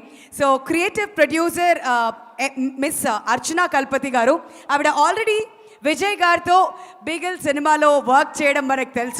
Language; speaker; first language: Telugu; native; Telugu